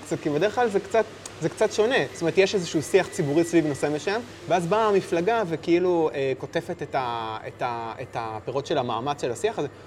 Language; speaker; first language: Hebrew; native; Hebrew